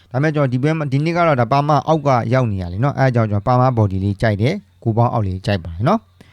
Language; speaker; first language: Burmese; native; Burmese